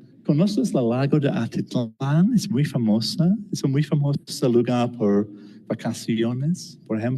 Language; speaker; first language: Spanish; non-native, learner; English